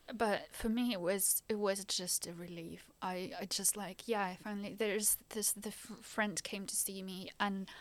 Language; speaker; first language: English; non-native, fluent; Ukrainian